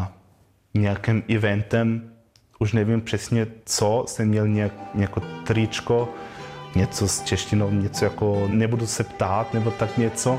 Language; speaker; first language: Czech; non-native, fluent; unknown